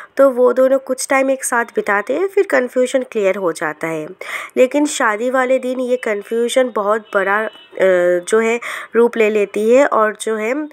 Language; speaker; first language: Hindi; non-native, local second language; Bangla